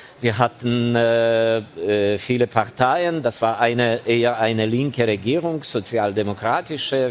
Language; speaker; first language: German; non-native, fluent; Ukrainian